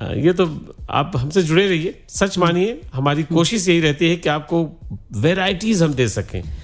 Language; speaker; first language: Hindi; native; Hindi